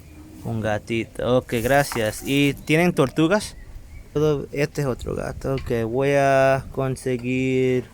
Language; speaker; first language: Spanish; early bilingual, heritage; English